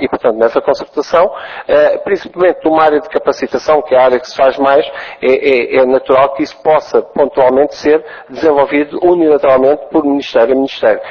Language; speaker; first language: Portuguese; native; Portuguese